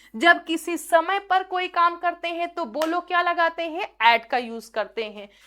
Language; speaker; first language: Hindi; native; Hindi